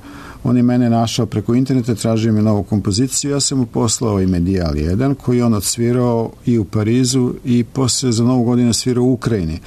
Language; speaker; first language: Serbian; native; Serbian